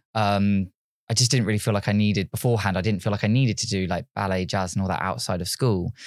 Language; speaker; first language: English; native; English